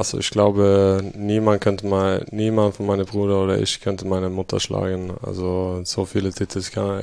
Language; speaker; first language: German; non-native, fluent; Swedish